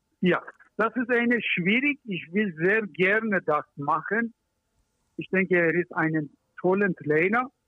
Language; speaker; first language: German; non-native, learner; Persian